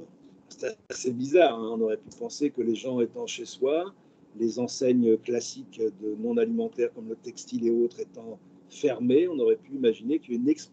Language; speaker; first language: French; native; French